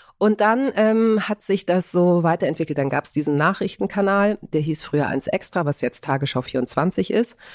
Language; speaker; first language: German; early bilingual, other home language; Greek